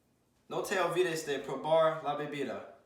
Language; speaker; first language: Spanish; non-native, learner; English